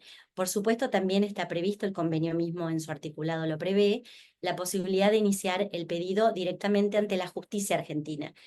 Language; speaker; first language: Spanish; native; Spanish